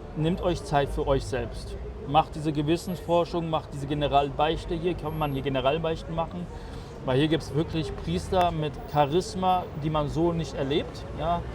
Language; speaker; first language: German; early bilingual, other home language; Polish